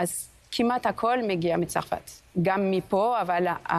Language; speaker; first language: Hebrew; non-native, fluent; French